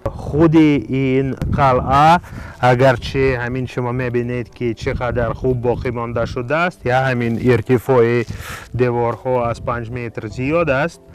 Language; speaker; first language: Persian; non-native, fluent; Russian